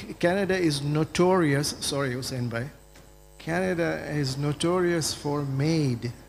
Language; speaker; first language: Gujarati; early bilingual, heritage; Gujarati